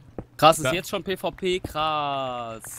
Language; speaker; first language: German; native; German